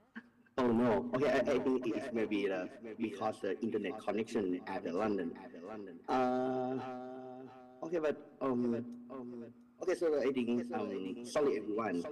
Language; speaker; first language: English; non-native, learner; Thai